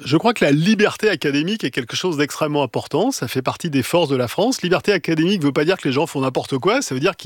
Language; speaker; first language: French; native; French